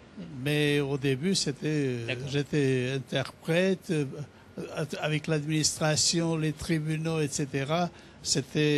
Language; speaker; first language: French; non-native, fluent; Serbian